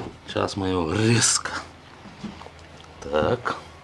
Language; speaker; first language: Russian; native; Russian